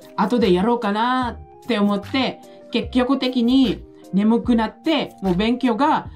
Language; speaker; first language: Japanese; non-native, fluent; Filipino